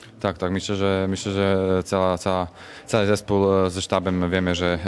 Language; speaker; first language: Polish; non-native, fluent; Slovak